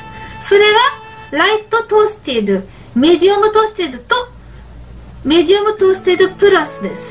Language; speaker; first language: Japanese; non-native, learner; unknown